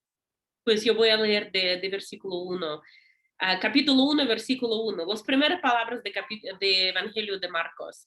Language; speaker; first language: Spanish; non-native, learner; English